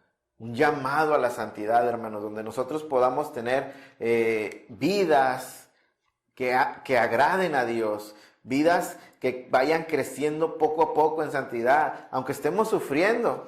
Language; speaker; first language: Spanish; native; Spanish